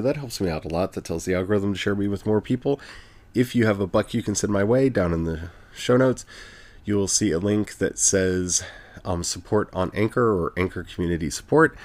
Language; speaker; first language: English; native; English